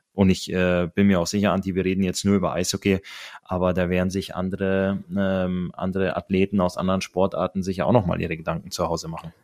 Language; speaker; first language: German; non-native, fluent; Finnish